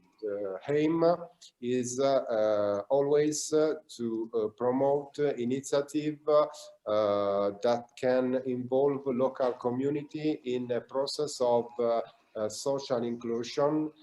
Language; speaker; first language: English; non-native, learner; Italian